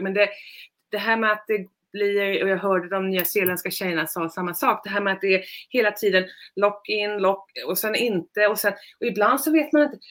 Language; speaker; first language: Swedish; native; Swedish